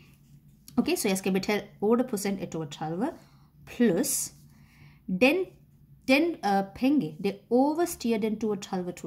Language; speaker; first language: Danish; non-native, fluent; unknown